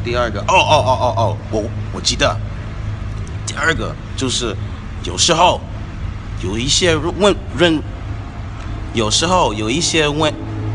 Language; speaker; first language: Chinese; non-native, fluent; English